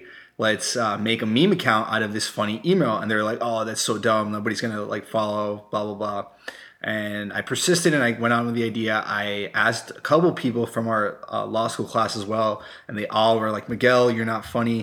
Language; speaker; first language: English; non-native, fluent; Spanish